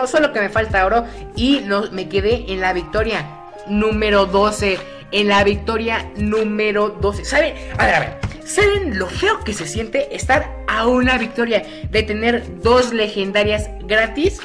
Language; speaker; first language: Spanish; native; Spanish